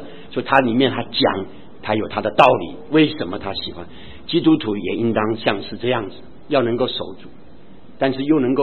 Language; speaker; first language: Chinese; native; Chinese